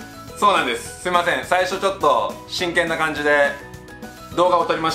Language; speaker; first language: Japanese; native; Japanese